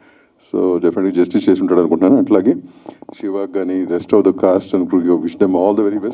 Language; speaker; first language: Telugu; native; Telugu